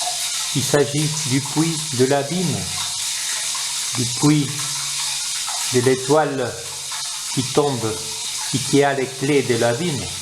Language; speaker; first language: French; non-native, fluent; Spanish